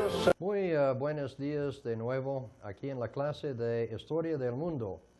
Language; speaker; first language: Spanish; non-native, fluent; English